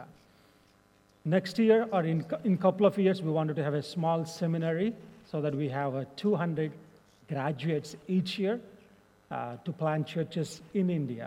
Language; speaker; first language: English; non-native, local second language; Telugu